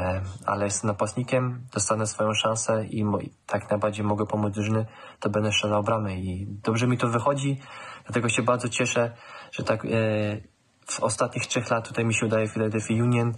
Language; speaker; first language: Polish; early bilingual, heritage; German